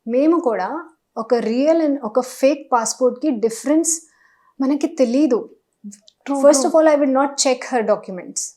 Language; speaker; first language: Telugu; non-native, learner; Hindi